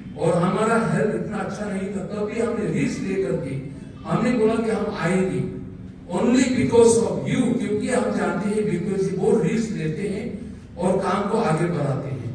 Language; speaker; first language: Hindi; non-native, local second language; Bodo